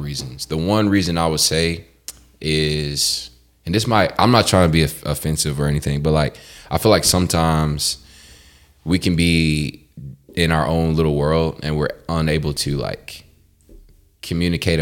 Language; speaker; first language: English; native; English